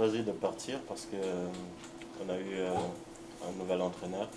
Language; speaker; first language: French; non-native, local second language; Luxembourgish